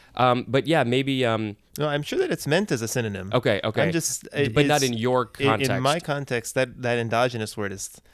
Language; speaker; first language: English; native; English